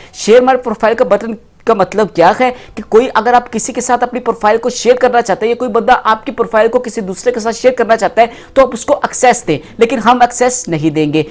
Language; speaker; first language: Urdu; non-native, local second language; Punjabi